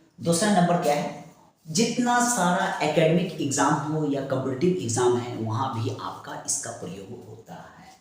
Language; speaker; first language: Hindi; native; Hindi